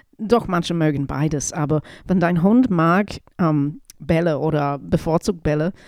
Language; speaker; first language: German; non-native, fluent; English